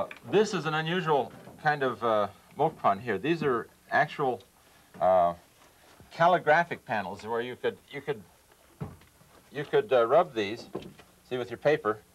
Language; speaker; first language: English; native; English